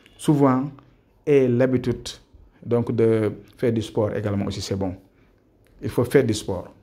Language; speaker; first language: French; non-native, local second language; Wolof